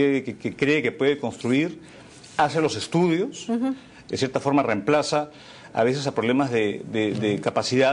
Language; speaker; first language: Spanish; native; Spanish